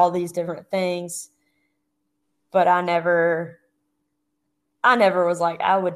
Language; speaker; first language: English; native; English